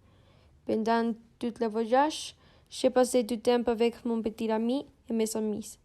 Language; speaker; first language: French; non-native, learner; Spanish